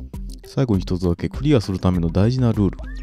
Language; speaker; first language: Japanese; native; Japanese